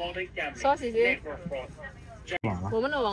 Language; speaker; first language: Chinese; non-native, fluent; Indonesian